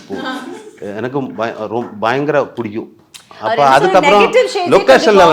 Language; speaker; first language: Tamil; non-native, learner; Malayalam